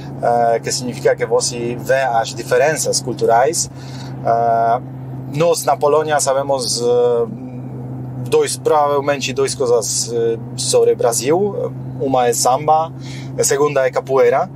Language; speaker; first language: Portuguese; non-native, fluent; Polish